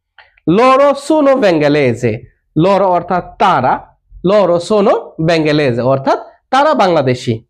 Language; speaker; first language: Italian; non-native, learner; Bangla